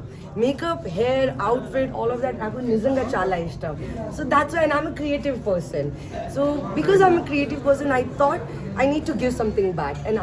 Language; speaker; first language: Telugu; non-native, fluent; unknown